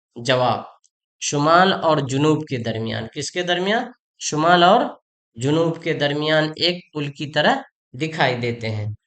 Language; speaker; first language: Urdu; native; Urdu